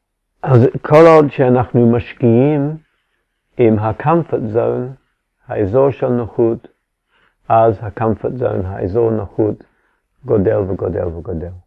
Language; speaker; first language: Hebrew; non-native, fluent; English